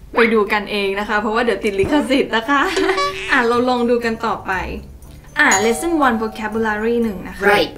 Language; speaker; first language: Thai; native; Thai